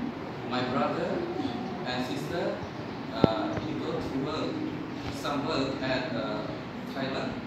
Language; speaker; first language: English; non-native, learner; Khmer